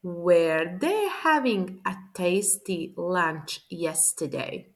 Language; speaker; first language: English; non-native, fluent; Latvian